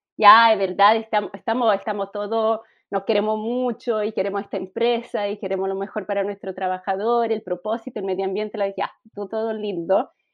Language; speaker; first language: Spanish; non-native, fluent; Italian